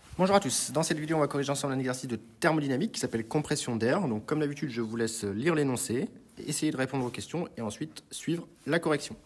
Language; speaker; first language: French; native; French